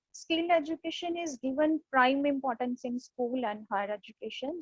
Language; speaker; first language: English; non-native, local second language; Punjabi